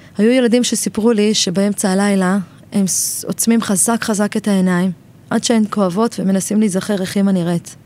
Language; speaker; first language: Hebrew; native; Hebrew